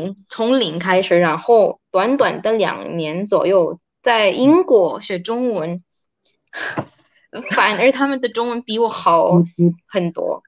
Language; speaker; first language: Chinese; early bilingual, heritage; Chinese